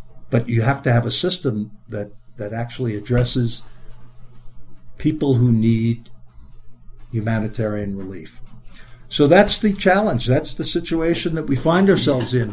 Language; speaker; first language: English; native; English